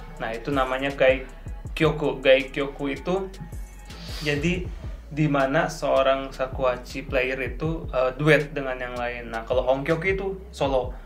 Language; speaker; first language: Indonesian; native; Indonesian